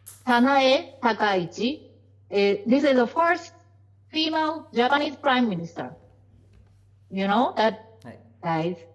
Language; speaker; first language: English; non-native, learner; Japanese